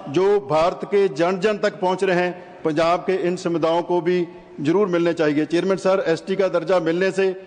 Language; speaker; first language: Hindi; non-native, local second language; Punjabi